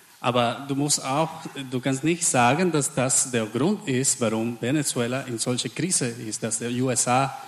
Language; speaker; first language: German; non-native, fluent; Spanish